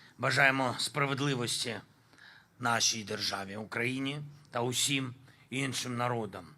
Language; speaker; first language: Ukrainian; non-native, local second language; Russian